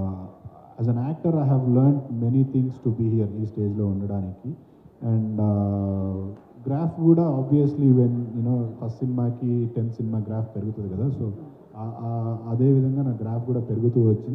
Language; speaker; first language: Telugu; native; Telugu